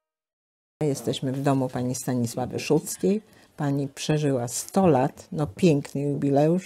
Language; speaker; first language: Polish; native; Polish